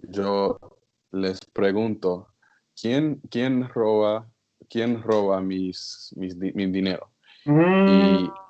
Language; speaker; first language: Spanish; non-native, learner; English